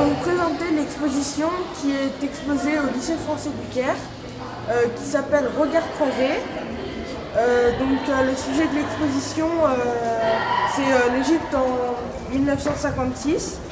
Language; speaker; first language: French; non-native, fluent; Arabic